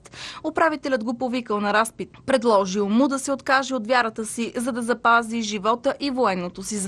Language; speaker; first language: Bulgarian; native; Bulgarian